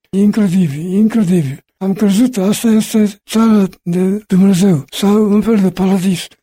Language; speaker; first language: Romanian; non-native, learner; Japanese